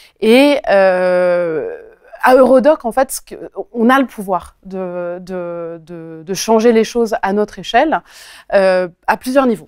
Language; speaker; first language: French; native; French